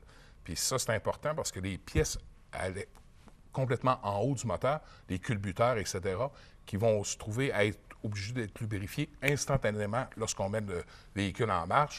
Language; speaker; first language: French; native; French